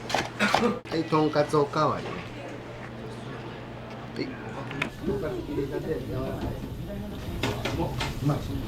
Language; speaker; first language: Japanese; native; Japanese